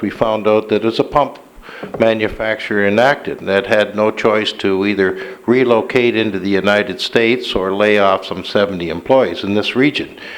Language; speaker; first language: English; native; English